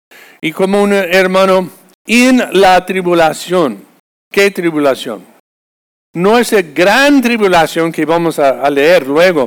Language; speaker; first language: Spanish; non-native, fluent; English